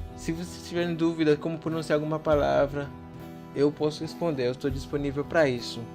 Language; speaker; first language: Portuguese; non-native, fluent; English